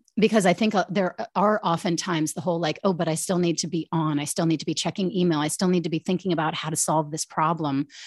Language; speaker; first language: English; native; English